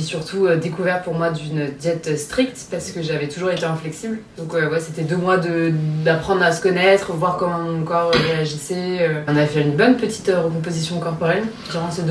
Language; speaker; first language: French; native; French